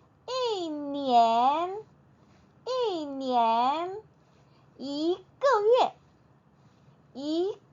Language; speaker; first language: Chinese; non-native, fluent; Korean